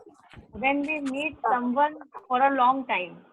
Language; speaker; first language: English; non-native, learner; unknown